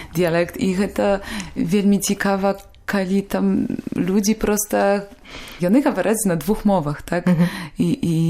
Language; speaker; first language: Belarusian; non-native, local second language; Polish